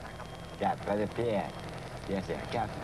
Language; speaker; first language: French; native; French